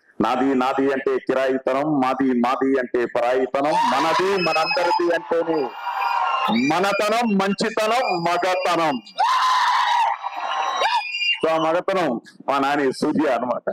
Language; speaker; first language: Telugu; native; Telugu